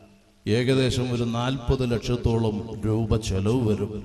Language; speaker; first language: Malayalam; native; Malayalam